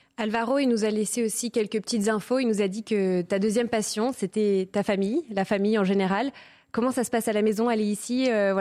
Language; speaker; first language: French; native; French